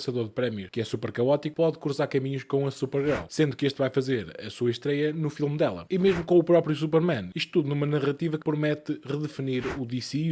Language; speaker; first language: Portuguese; native; Portuguese